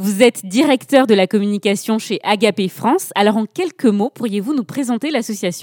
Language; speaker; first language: French; native; French